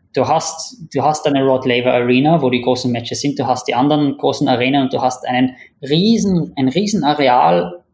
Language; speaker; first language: German; native; German